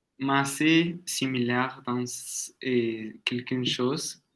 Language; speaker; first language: French; non-native, learner; Spanish